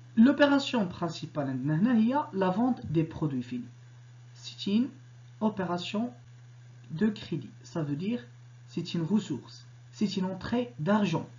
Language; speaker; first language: French; non-native, local second language; Arabic